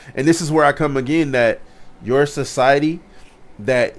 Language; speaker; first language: English; native; English